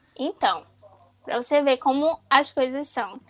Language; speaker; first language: Portuguese; native; Portuguese